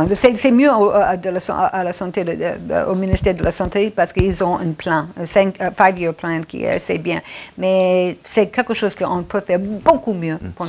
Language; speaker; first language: French; non-native, fluent; English